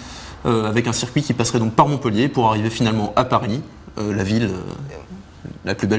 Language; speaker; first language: French; native; French